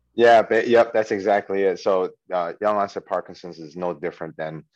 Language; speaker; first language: English; early bilingual, other home language; Chinese